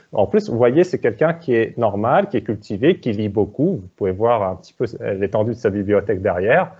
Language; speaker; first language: French; native; French